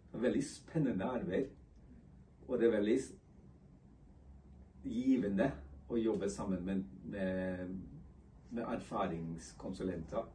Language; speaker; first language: Norwegian; non-native, fluent; English